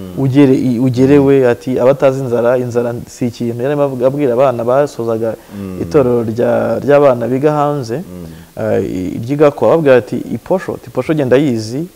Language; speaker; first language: Kinyarwanda; native; Kinyarwanda